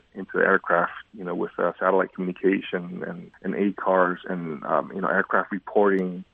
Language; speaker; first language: English; early bilingual, other home language; Indonesian